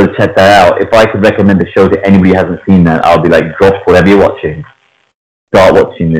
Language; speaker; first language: English; non-native, local second language; Punjabi